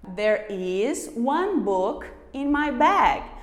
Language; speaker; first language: English; non-native, fluent; Portuguese